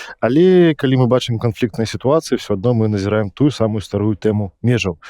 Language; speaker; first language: Belarusian; non-native, local second language; Russian